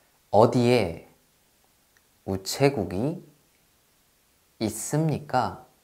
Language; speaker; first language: Korean; native; Korean